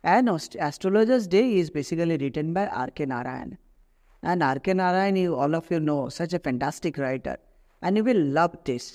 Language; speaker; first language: English; non-native, local second language; Bangla